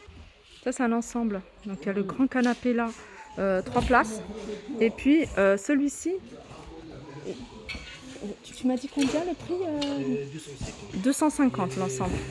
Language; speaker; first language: French; native; French